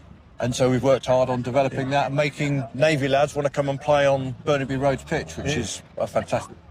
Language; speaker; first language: English; native; English